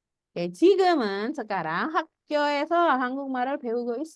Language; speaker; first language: Korean; non-native, fluent; Indonesian